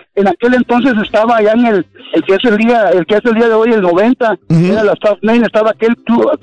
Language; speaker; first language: Spanish; early bilingual, heritage; Spanish